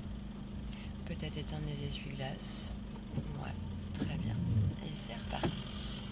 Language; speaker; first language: French; native; French